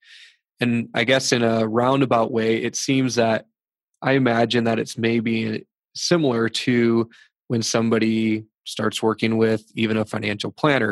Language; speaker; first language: English; native; English